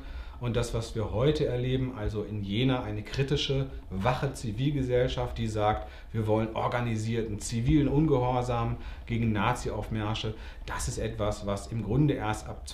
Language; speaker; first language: German; native; German